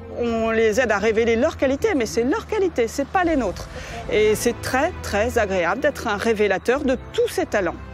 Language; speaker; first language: French; native; French